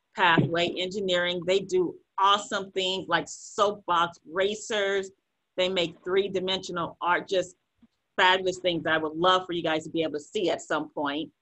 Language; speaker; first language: English; native; English